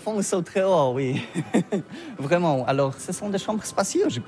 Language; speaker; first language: French; non-native, learner; Polish